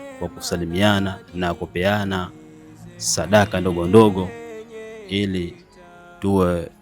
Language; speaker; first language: Swahili; native; Swahili